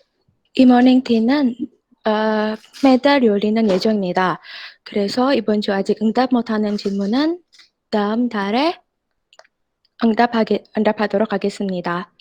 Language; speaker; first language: Korean; non-native, fluent; Indonesian